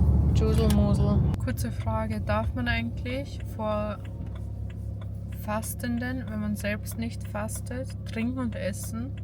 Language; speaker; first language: German; early bilingual, other home language; Bosnian